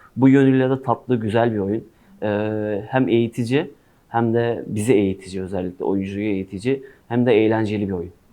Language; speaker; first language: Turkish; non-native, local second language; Kurdish